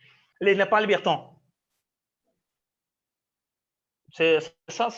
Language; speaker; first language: French; non-native, learner; Portuguese